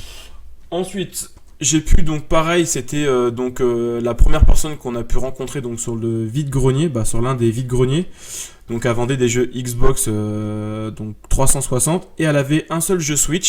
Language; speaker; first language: French; native; French